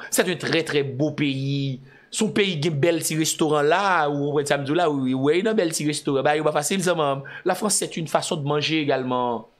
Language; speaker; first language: French; non-native, local second language; Haitian Creole